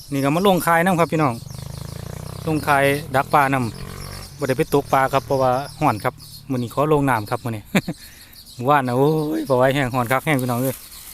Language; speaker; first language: Thai; native; Thai